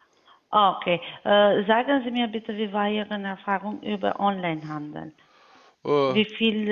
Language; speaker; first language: German; non-native, learner; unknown